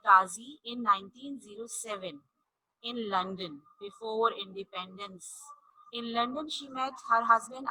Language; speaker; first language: English; non-native, local second language; Urdu